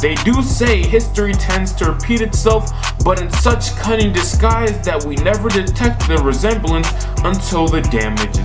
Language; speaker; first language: English; native; English